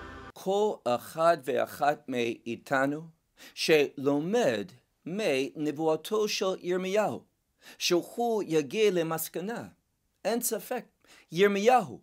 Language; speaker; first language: Hebrew; non-native, fluent; English